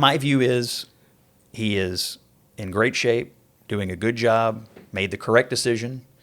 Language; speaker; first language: English; native; English